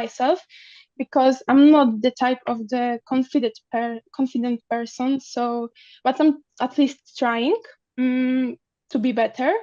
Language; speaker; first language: English; non-native, learner; Polish